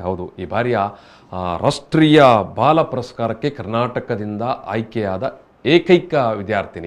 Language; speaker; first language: Kannada; native; Kannada